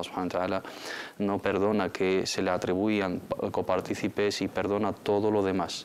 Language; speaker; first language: Spanish; native; Spanish